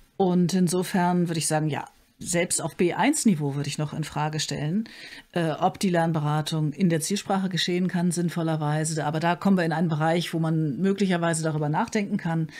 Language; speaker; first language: German; native; German